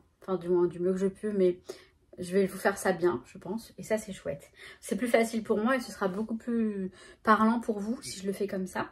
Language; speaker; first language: French; native; French